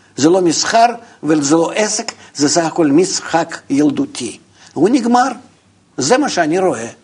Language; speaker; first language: Hebrew; non-native, fluent; Russian